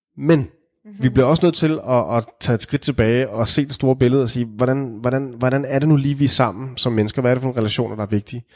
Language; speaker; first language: Danish; native; Danish